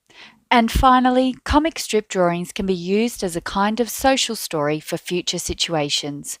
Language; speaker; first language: English; native; English